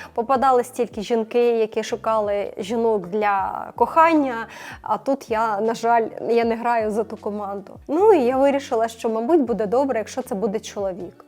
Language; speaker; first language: Ukrainian; non-native, local second language; Russian